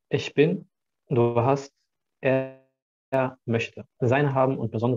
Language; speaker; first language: German; non-native, fluent; Arabic